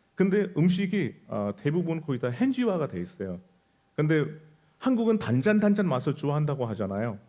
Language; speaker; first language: Korean; non-native, fluent; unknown